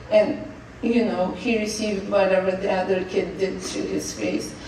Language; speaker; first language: English; non-native, fluent; Russian